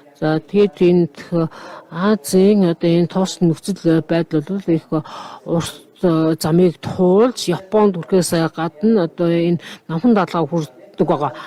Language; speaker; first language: Mongolian; non-native, fluent; Japanese